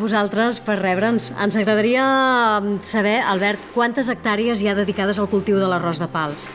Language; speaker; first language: Catalan; native; Catalan